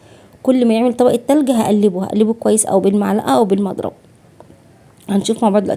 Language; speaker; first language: Arabic; native; Arabic